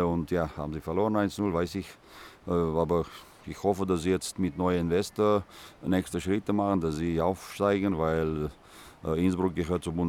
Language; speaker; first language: German; non-native, fluent; Russian